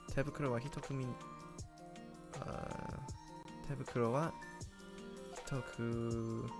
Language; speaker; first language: Japanese; non-native, learner; English